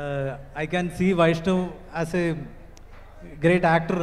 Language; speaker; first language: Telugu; non-native, learner; Malayalam